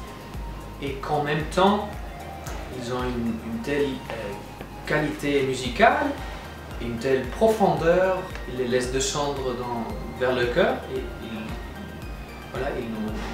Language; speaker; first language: French; non-native, fluent; German